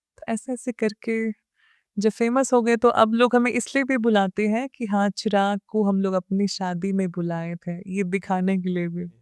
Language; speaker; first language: Hindi; early bilingual, heritage; Hindi